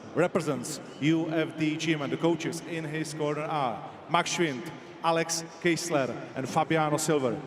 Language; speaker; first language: English; non-native, fluent; Czech